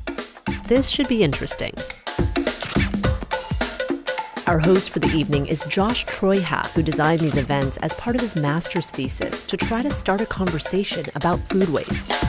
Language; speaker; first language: English; native; English